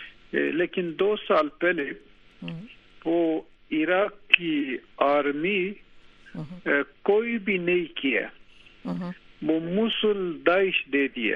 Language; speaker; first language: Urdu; non-native, learner; Turkish